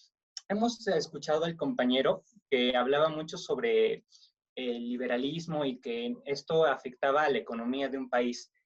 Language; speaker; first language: Spanish; native; Spanish